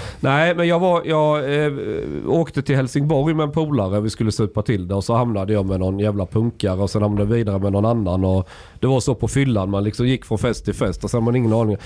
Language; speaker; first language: Swedish; native; Swedish